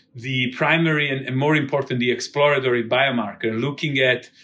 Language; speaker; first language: English; non-native, fluent; Italian